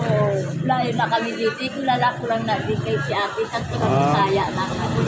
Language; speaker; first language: Filipino; non-native, local second language; Cebuano